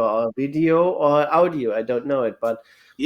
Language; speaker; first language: English; non-native, learner; German